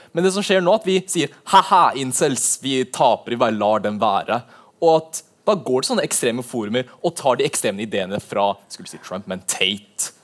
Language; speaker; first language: Norwegian; native; Norwegian